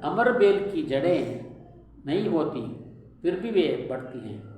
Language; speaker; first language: Hindi; non-native, local second language; Tamil